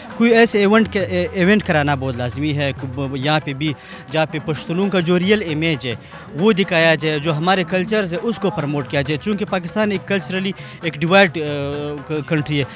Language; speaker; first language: Urdu; non-native, local second language; Pashto